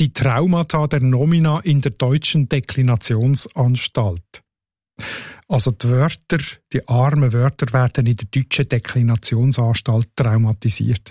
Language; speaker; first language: German; native; German